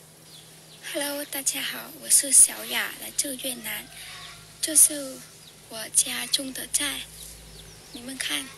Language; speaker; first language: Chinese; non-native, learner; Vietnamese